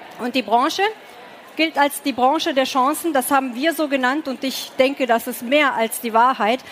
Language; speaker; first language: German; early bilingual, other home language; Romanian